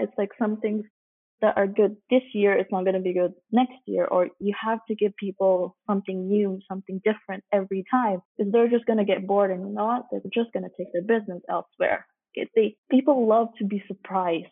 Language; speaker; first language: English; non-native, local second language; Cantonese